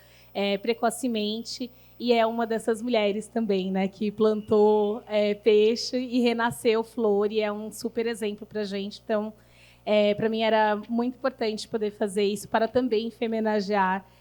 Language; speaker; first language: Portuguese; native; Portuguese